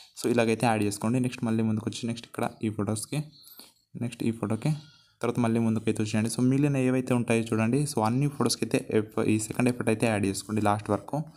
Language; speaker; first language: Telugu; non-native, local second language; Gondi